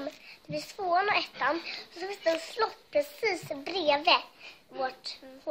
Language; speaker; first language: Swedish; early bilingual, other home language; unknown